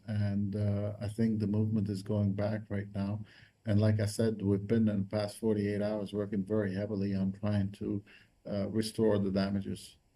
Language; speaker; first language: English; non-native, fluent; Arabic